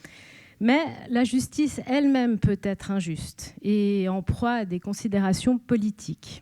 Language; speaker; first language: French; native; French